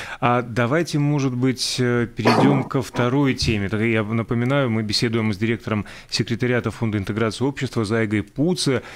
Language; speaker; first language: Russian; native; Russian